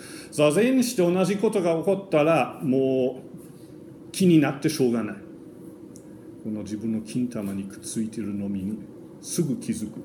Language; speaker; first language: Japanese; non-native, fluent; German